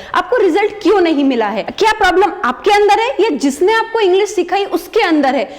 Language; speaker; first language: Hindi; native; Hindi